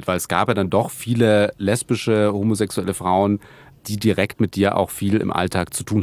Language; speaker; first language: German; native; German